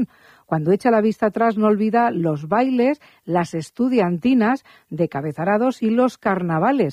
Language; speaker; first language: Spanish; native; Spanish